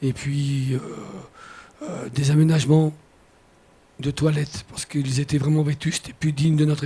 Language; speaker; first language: French; native; French